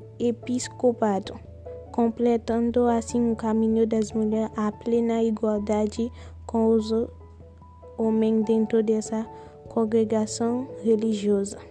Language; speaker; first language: Portuguese; non-native, learner; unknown